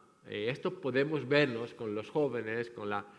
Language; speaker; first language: Spanish; non-native, fluent; French